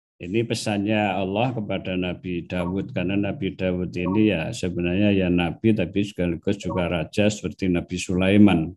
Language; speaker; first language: Indonesian; non-native, local second language; Javanese